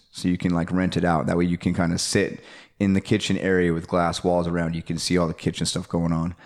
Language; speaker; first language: English; native; English